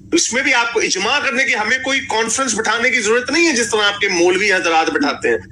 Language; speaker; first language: Urdu; native; Urdu